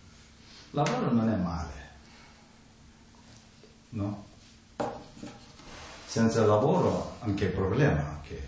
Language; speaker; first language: Italian; non-native, learner; Tibetan